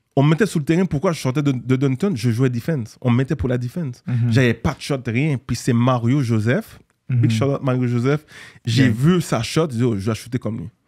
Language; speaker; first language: French; native; French